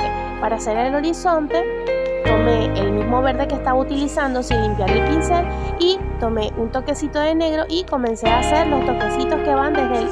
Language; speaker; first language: Spanish; native; Spanish